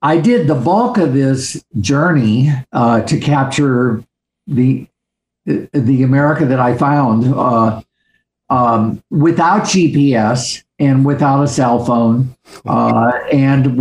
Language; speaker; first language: English; native; English